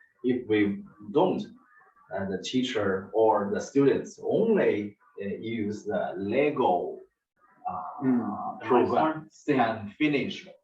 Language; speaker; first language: English; non-native, learner; Chinese